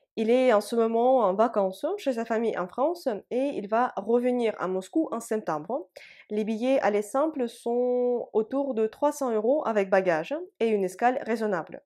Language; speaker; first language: French; non-native, fluent; Russian